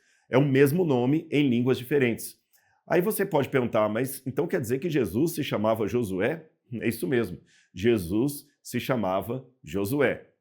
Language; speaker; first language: Portuguese; native; Portuguese